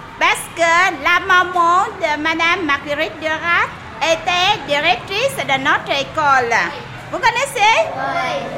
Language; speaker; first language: French; non-native, fluent; Vietnamese